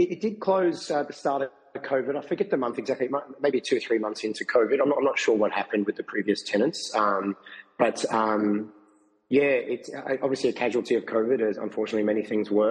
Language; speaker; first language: English; native; English